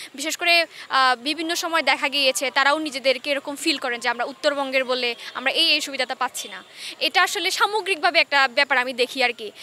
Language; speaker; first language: Bangla; non-native, local second language; Chakma